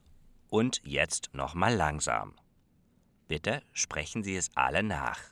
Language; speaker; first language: German; non-native, fluent; Dutch